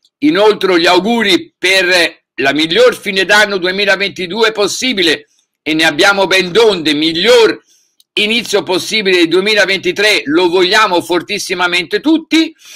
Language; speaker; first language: Italian; native; Italian